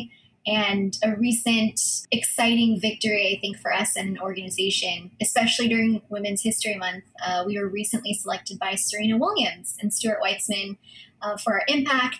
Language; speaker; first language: English; early bilingual, other home language; Filipino